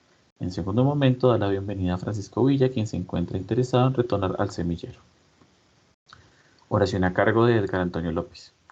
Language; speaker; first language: Spanish; native; Spanish